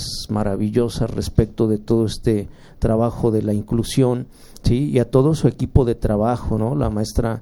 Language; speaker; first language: Spanish; native; Spanish